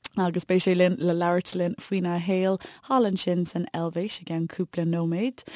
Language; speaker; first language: Irish; native; Irish